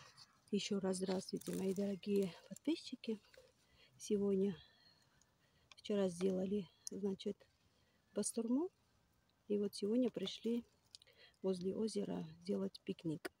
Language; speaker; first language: Russian; non-native, learner; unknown